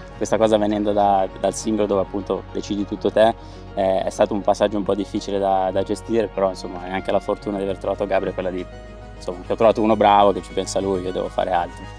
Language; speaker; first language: Italian; native; Italian